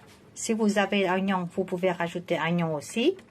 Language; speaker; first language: French; non-native, fluent; Vietnamese